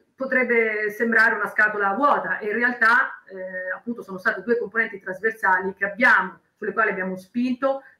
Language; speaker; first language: Italian; native; Italian